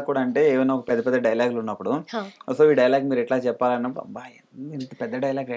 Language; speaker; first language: Telugu; native; Telugu